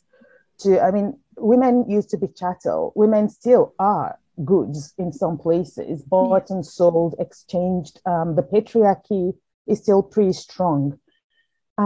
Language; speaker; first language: English; non-native, local second language; Yoruba